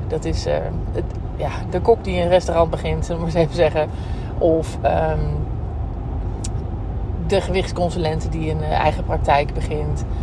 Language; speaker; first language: Dutch; native; Dutch